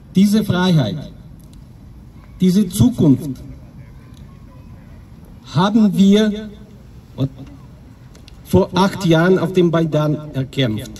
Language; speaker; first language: German; non-native, fluent; Ukrainian